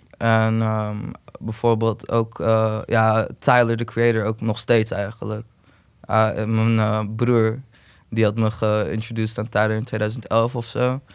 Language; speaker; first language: Dutch; early bilingual, other home language; Turkish